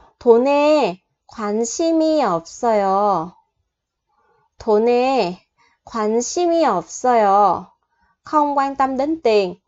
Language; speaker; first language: Korean; non-native, fluent; Vietnamese